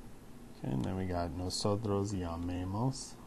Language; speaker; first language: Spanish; non-native, fluent; English